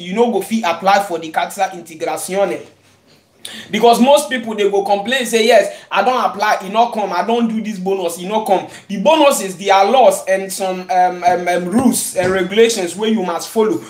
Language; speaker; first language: English; non-native, local second language; Igbo